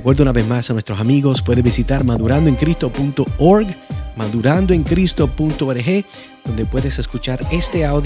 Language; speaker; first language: Spanish; native; Spanish